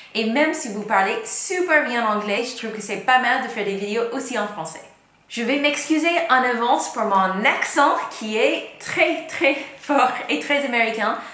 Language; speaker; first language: French; non-native, fluent; English